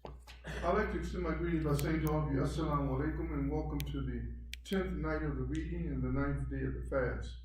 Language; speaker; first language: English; native; English